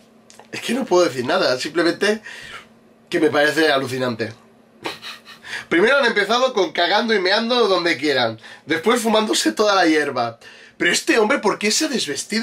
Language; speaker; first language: Spanish; native; Spanish